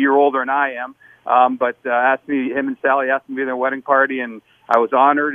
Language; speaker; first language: English; native; English